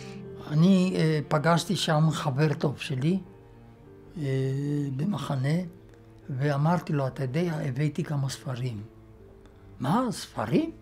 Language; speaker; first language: Hebrew; non-native, fluent; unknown